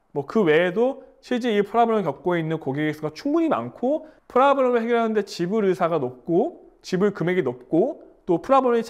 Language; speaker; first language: Korean; native; Korean